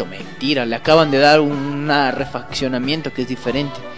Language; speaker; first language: Spanish; native; Spanish